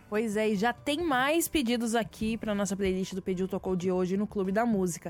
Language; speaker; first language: Portuguese; native; Portuguese